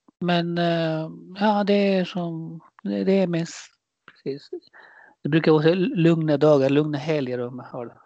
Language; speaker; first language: Swedish; non-native, fluent; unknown